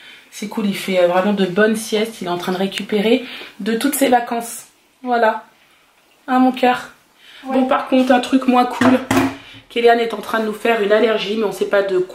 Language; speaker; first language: French; native; French